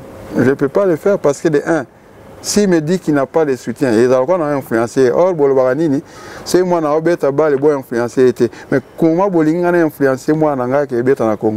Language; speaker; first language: French; non-native, local second language; Lingala